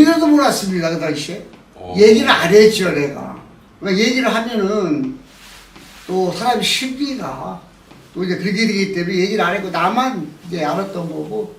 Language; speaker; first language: Korean; native; Korean